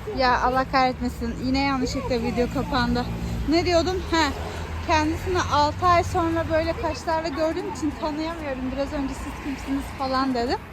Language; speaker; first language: Turkish; native; Turkish